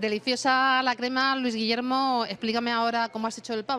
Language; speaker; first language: Spanish; native; Spanish